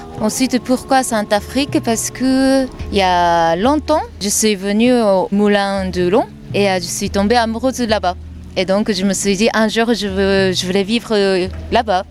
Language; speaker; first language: French; non-native, fluent; Japanese